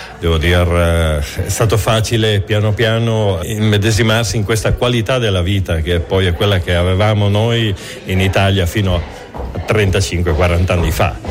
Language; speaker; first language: Italian; native; Italian